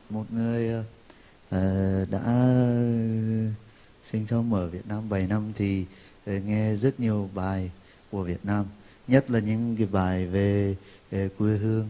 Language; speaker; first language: Vietnamese; non-native, fluent; Turkish